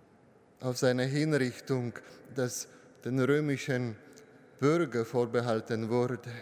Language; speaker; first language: German; non-native, fluent; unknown